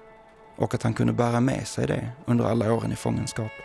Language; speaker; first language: Swedish; native; Swedish